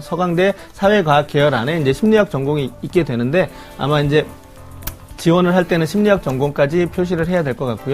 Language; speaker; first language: Korean; native; Korean